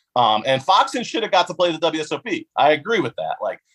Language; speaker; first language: English; native; English